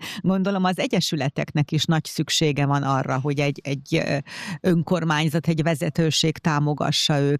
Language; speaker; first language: Hungarian; native; Hungarian